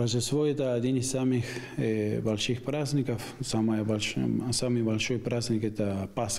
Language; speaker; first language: Russian; non-native, fluent; Spanish